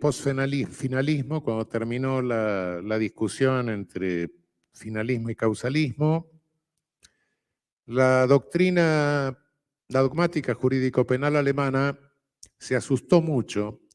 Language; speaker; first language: Spanish; native; Spanish